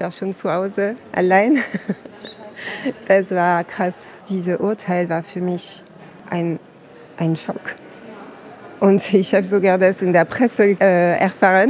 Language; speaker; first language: German; non-native, fluent; French